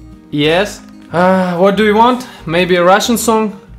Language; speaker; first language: English; non-native, learner; Russian